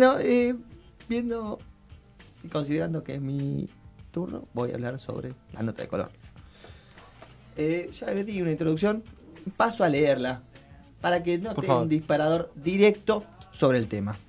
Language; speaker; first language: Spanish; native; Spanish